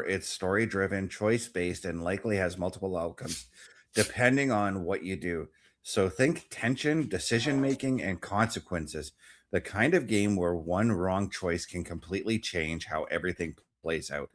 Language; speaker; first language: English; native; English